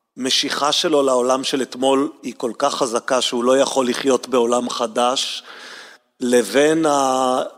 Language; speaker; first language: Hebrew; native; Hebrew